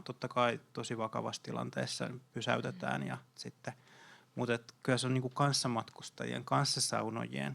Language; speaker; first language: Finnish; native; Finnish